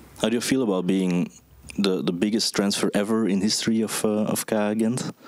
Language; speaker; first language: English; non-native, fluent; Dutch